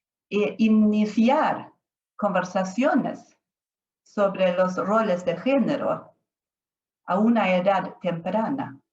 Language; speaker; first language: Spanish; non-native, fluent; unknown